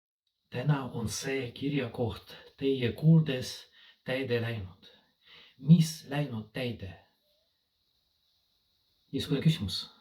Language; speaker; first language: Estonian; non-native, fluent; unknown